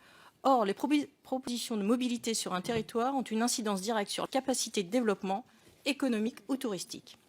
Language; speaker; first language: French; native; French